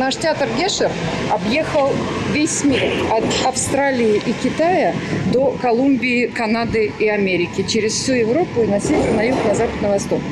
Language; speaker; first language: Russian; native; Russian